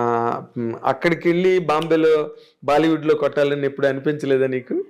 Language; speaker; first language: Telugu; native; Telugu